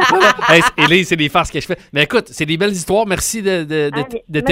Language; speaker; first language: French; native; French